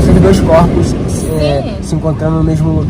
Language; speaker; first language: Portuguese; native; Portuguese